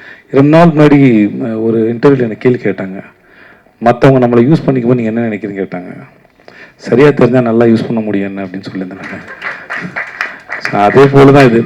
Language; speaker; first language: Tamil; native; Tamil